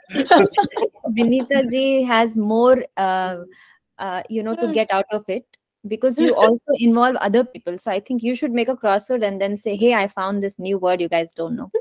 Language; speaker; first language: English; non-native, local second language; Kashmiri